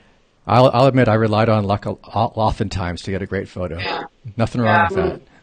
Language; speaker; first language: English; native; English